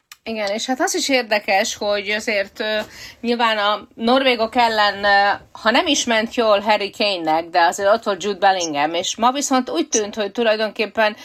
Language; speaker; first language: Hungarian; native; Hungarian